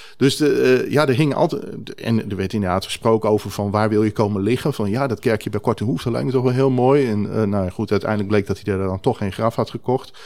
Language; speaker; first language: Dutch; native; Dutch